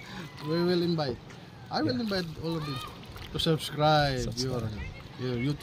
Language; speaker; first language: English; non-native, learner; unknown